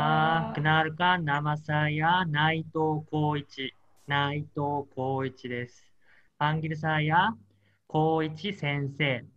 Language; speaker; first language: Indonesian; non-native, learner; Japanese